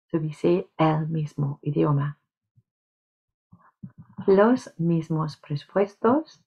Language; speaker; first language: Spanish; non-native, fluent; English